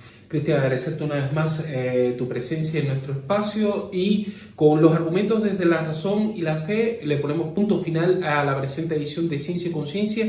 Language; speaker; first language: Spanish; native; Spanish